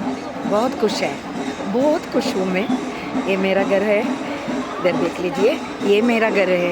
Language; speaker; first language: Hindi; non-native, local second language; Malayalam